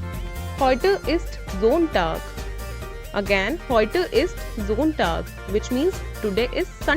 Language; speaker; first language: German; non-native, fluent; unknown